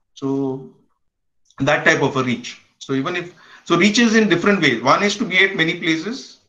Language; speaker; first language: English; non-native, local second language; Konkani